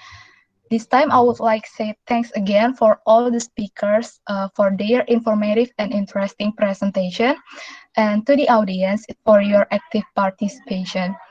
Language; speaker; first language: English; non-native, local second language; Indonesian